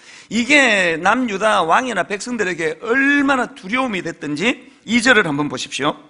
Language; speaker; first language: Korean; native; Korean